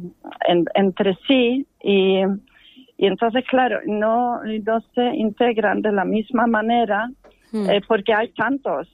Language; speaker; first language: Spanish; non-native, fluent; Norwegian